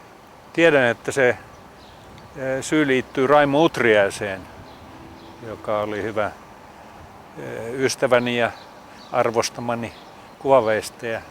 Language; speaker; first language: Finnish; native; Finnish